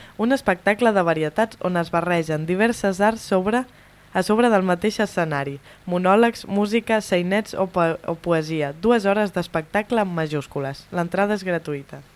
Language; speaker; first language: Catalan; native; Catalan